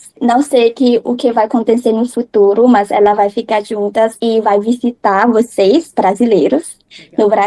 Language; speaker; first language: Portuguese; non-native, learner; Thai